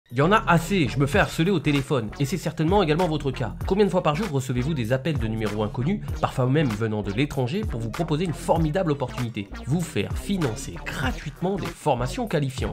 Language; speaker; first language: French; native; French